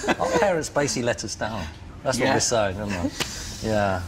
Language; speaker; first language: English; native; English